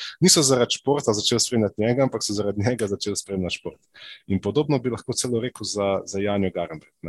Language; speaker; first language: Slovenian; non-native, local second language; Serbian